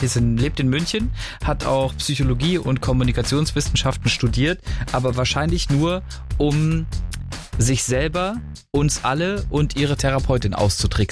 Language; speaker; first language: German; native; German